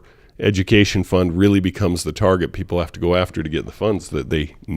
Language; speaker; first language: English; native; English